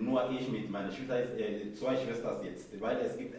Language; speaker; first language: German; non-native, fluent; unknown